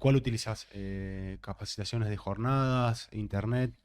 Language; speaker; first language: Spanish; native; Spanish